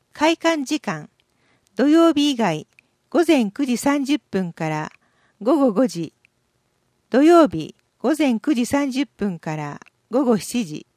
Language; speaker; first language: Japanese; native; Japanese